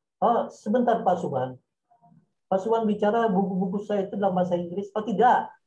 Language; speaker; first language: Indonesian; non-native, local second language; Minangkabau